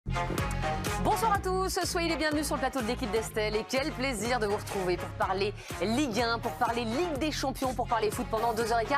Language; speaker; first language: French; native; French